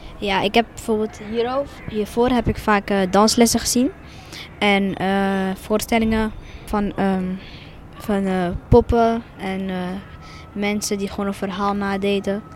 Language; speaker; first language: Dutch; non-native, learner; Arabic